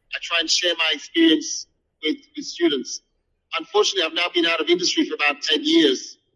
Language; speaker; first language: English; native; English